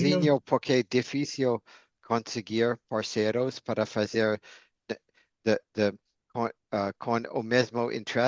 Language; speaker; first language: Portuguese; non-native, fluent; English